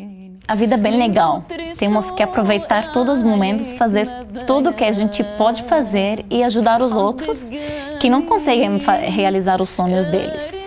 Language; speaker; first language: Portuguese; non-native, fluent; Arabic